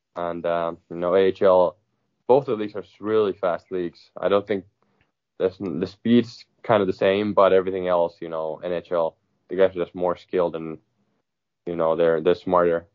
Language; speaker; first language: English; non-native, fluent; Finnish